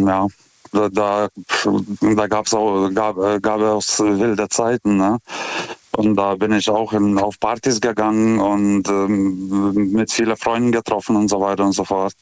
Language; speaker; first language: German; non-native, fluent; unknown